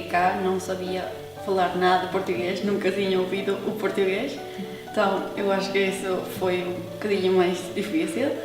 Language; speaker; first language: Portuguese; non-native, learner; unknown